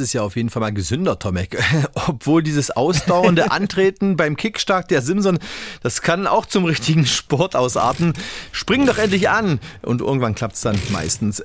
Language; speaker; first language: German; native; German